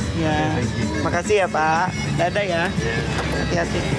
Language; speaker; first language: Indonesian; non-native, learner; Cebuano